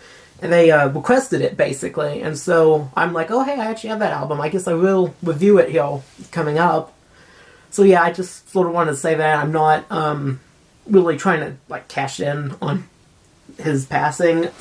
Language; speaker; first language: English; native; English